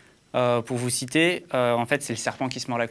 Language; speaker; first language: French; native; French